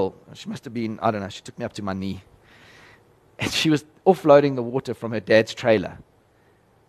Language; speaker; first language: English; native; English